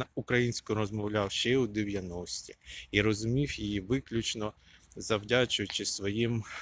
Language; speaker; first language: Ukrainian; non-native, local second language; Russian